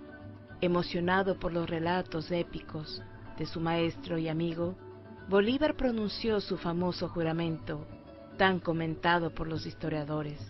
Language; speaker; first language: Spanish; native; Spanish